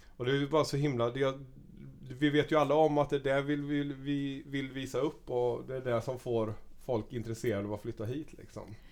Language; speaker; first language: Swedish; native; Swedish